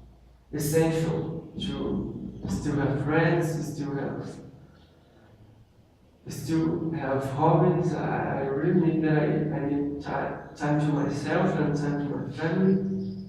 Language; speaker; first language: English; non-native, learner; Portuguese